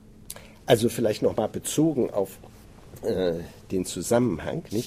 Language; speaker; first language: German; native; German